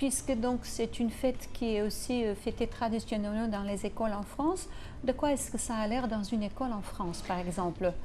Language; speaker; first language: French; non-native, fluent; Macedonian